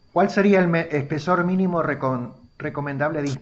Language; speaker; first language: Spanish; native; Spanish